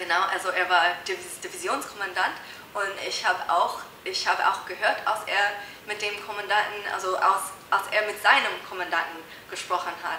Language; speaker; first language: German; non-native, fluent; English